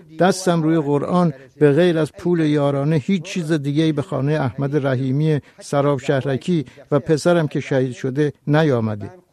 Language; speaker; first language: Persian; non-native, local second language; Kurdish